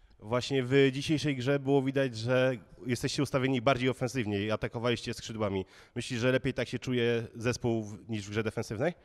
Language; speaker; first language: Polish; native; Polish